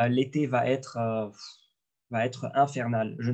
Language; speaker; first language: French; non-native, local second language; Arabic